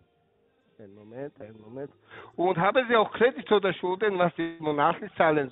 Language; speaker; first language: German; non-native, learner; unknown